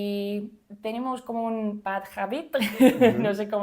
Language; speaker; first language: Spanish; non-native, fluent; English